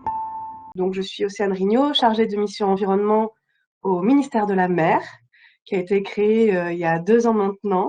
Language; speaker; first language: French; native; French